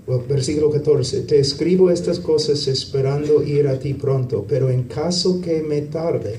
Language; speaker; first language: Spanish; non-native, fluent; English